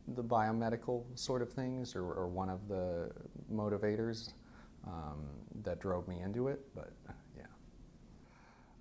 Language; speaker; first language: English; native; English